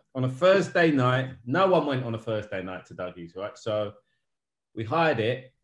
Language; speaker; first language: English; native; English